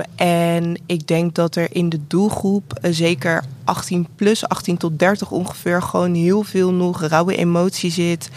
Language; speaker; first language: Dutch; native; Dutch